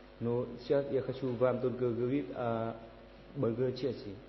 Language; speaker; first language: Russian; non-native, learner; Vietnamese